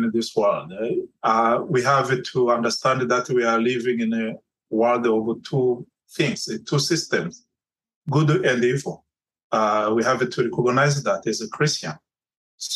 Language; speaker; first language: English; non-native, local second language; Kinyarwanda